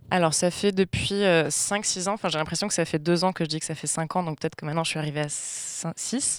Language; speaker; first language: French; native; French